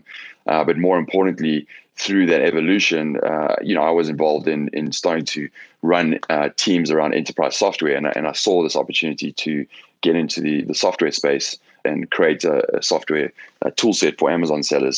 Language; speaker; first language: English; native; English